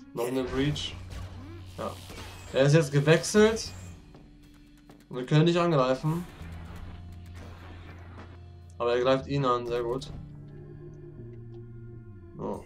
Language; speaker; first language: German; native; German